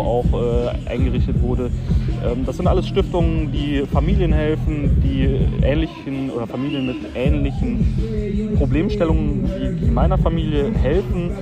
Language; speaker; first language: German; native; German